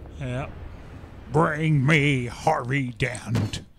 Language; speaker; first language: English; native; English